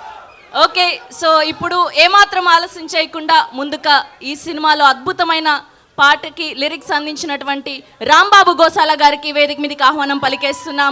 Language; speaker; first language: Telugu; native; Telugu